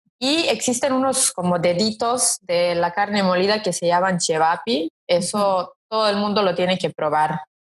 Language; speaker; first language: Spanish; non-native, fluent; Serbian